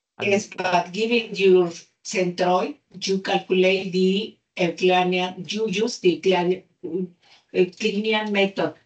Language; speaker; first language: English; non-native, learner; Spanish